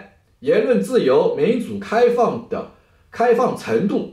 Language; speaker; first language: Chinese; native; Chinese